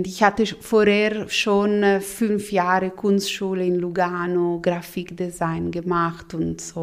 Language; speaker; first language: German; non-native, local second language; Italian